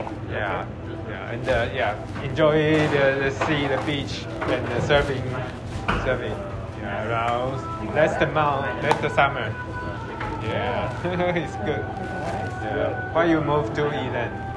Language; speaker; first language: English; non-native, learner; Chinese